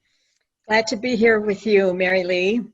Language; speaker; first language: English; native; English